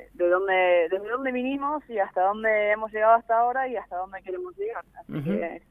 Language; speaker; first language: Spanish; early bilingual, other home language; English